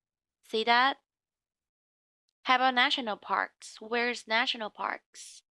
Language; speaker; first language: English; non-native, fluent; Vietnamese